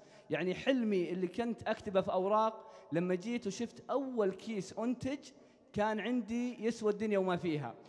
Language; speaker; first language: Arabic; native; Arabic